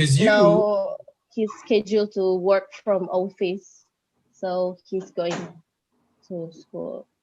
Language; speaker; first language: English; non-native, learner; Indonesian